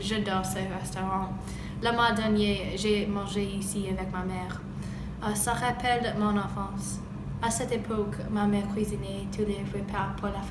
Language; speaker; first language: French; non-native, learner; English